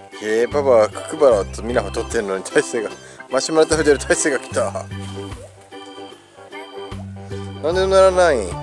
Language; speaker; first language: Japanese; native; Japanese